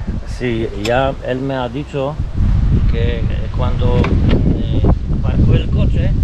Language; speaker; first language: Spanish; non-native, fluent; Polish